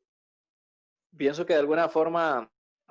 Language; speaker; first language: Spanish; native; Spanish